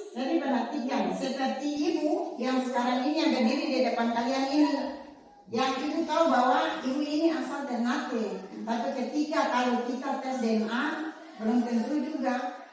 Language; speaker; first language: Indonesian; native; Indonesian